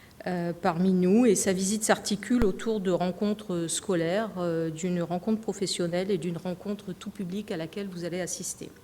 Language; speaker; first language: French; native; French